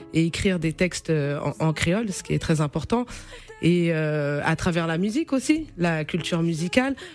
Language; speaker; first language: French; native; French